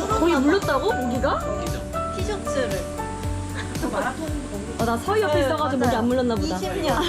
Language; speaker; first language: Korean; native; Korean